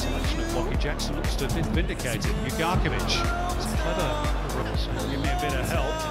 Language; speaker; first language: English; native; English